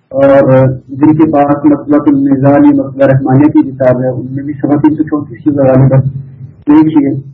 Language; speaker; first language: Urdu; native; Urdu